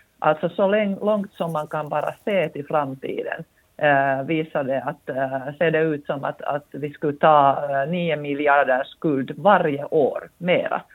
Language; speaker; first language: Swedish; non-native, local second language; Finnish